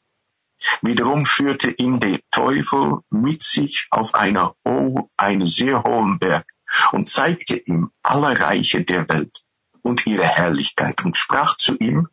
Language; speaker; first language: German; non-native, fluent; Dutch